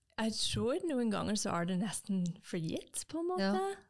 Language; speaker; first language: Norwegian; non-native, fluent; English